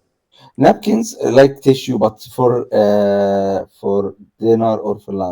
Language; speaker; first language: English; non-native, learner; Arabic